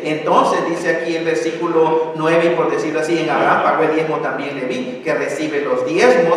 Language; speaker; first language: Spanish; native; Spanish